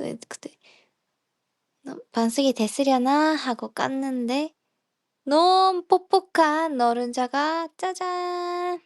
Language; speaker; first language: Korean; non-native, fluent; Japanese